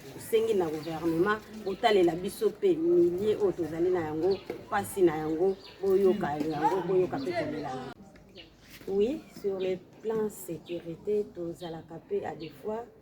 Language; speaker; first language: Lingala; native; Lingala